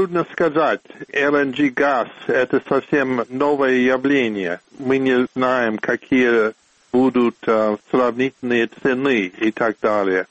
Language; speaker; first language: Russian; non-native, fluent; English